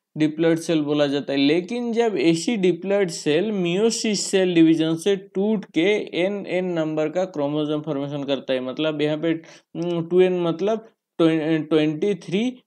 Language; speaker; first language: Hindi; non-native, local second language; Bangla